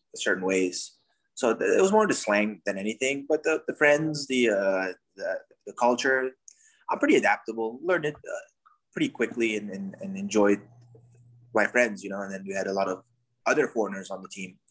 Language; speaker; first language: English; non-native, fluent; Dutch